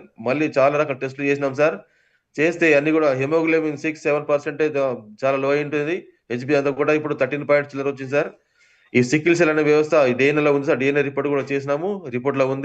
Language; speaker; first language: Telugu; native; Telugu